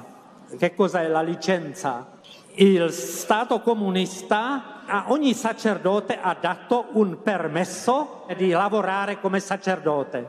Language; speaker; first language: Italian; non-native, fluent; Czech